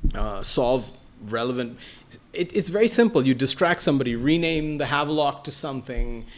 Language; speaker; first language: English; non-native, local second language; Malayalam